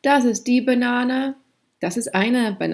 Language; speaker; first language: German; non-native, fluent; English